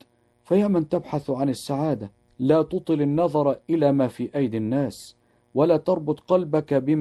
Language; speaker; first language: Arabic; native; Arabic